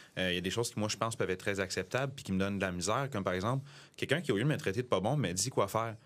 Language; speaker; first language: French; native; French